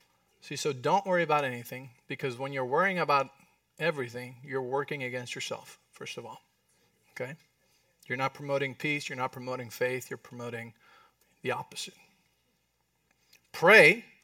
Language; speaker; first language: English; non-native, fluent; Spanish